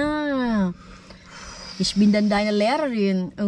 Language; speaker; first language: German; non-native, learner; Indonesian